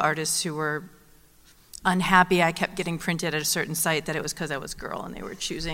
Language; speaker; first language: English; native; English